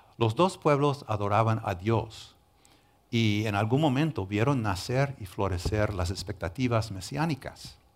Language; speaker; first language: Spanish; non-native, fluent; English